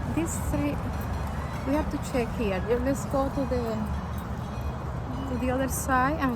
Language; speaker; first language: English; non-native, fluent; Spanish